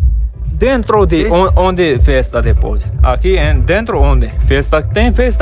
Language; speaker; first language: Portuguese; non-native, learner; Arabic